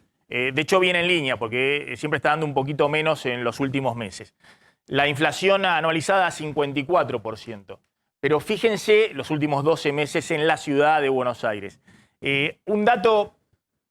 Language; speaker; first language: Spanish; native; Spanish